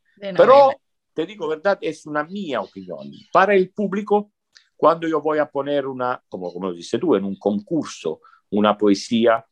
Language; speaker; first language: Spanish; non-native, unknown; Italian